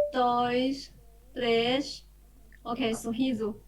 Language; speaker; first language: Portuguese; non-native, fluent; Chinese